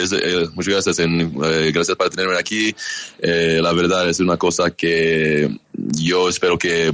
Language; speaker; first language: Spanish; non-native, learner; English